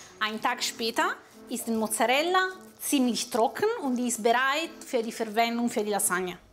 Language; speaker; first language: German; non-native, fluent; Italian